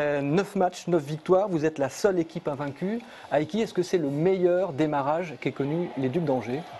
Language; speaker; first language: French; native; French